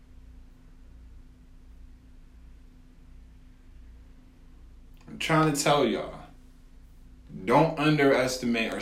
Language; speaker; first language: English; native; English